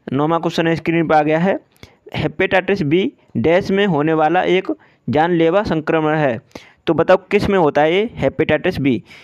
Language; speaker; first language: Hindi; native; Hindi